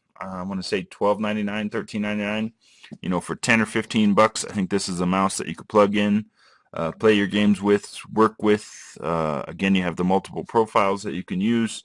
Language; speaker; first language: English; native; English